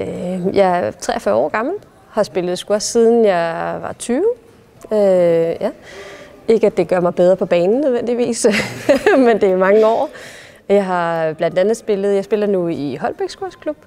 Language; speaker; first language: Danish; native; Danish